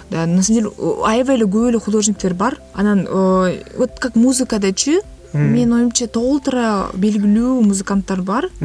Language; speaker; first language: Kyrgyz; non-native, local second language; Russian